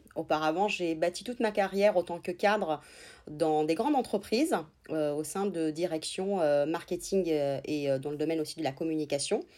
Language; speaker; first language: French; non-native, fluent; Italian